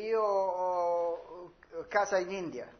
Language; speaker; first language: Spanish; non-native, learner; Italian